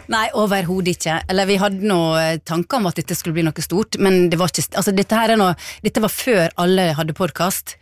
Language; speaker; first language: Norwegian; native; Norwegian